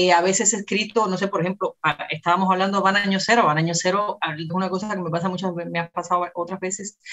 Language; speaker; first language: Spanish; native; Spanish